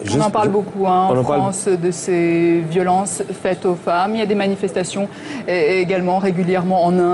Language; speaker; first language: French; native; French